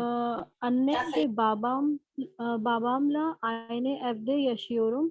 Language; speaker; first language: Turkish; non-native, learner; Urdu